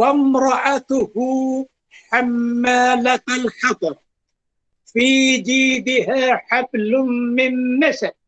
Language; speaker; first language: Arabic; non-native, fluent; Indonesian